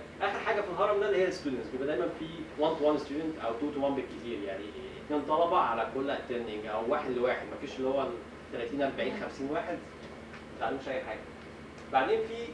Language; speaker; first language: Arabic; native; Arabic